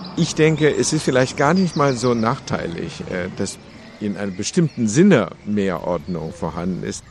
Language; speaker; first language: German; non-native, fluent; Chinese